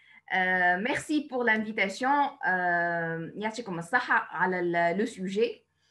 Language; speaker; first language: French; non-native, local second language; Arabic